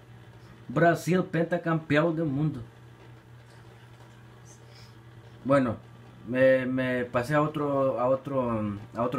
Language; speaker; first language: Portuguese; non-native, learner; Spanish